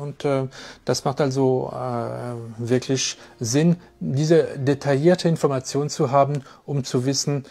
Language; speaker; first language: German; non-native, fluent; French